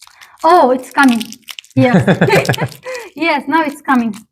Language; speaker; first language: English; non-native, learner; Turkish